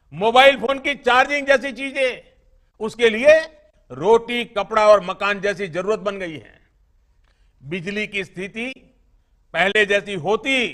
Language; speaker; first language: Hindi; non-native, local second language; Gujarati